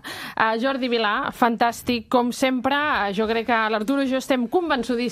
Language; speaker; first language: Catalan; native; Catalan